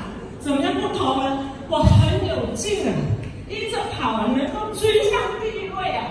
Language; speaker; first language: Chinese; early bilingual, heritage; Chinese